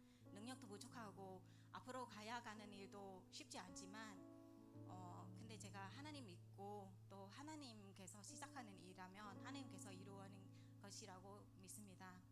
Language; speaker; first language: Korean; non-native, learner; Vietnamese